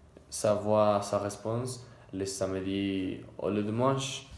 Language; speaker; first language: French; non-native, learner; Spanish